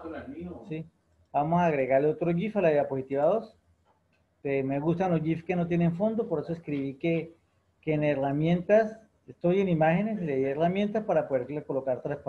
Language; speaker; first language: Spanish; native; Spanish